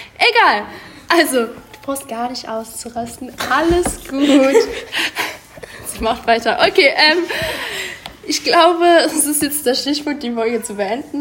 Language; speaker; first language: German; early bilingual, other home language; Greek